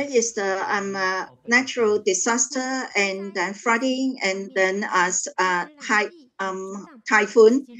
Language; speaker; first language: English; non-native, learner; Chinese